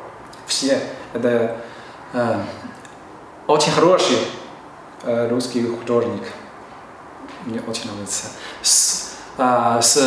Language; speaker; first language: Russian; non-native, learner; Chinese